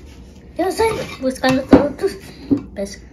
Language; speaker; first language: Spanish; early bilingual, heritage; Spanish